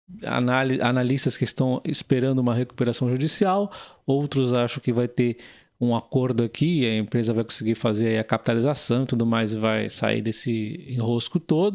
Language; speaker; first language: Portuguese; native; Portuguese